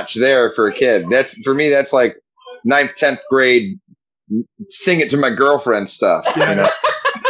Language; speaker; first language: English; native; English